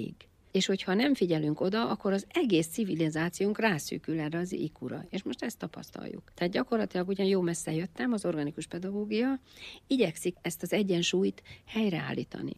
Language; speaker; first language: Hungarian; native; Hungarian